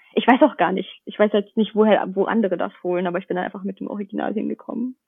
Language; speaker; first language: German; early bilingual, other home language; Russian